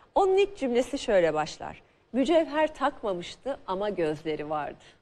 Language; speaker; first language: Turkish; native; Turkish